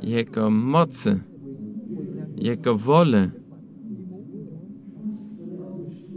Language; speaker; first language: Polish; non-native, fluent; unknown